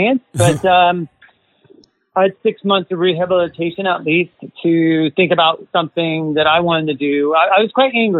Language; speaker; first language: English; native; English